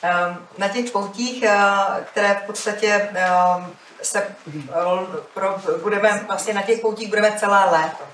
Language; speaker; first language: Czech; native; Czech